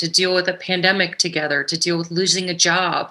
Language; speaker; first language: English; native; English